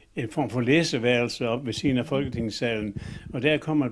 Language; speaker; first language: Danish; native; Danish